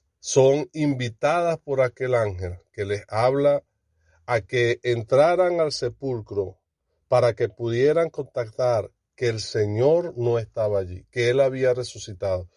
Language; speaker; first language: Spanish; native; Spanish